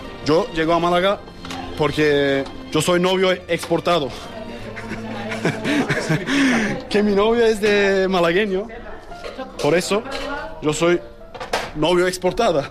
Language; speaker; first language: Spanish; non-native, learner; Turkish